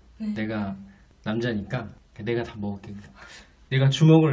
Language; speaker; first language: Korean; native; Korean